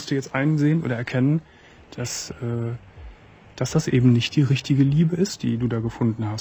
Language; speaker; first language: German; native; German